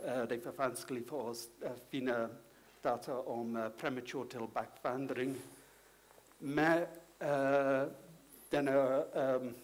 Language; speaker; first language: Norwegian; non-native, learner; English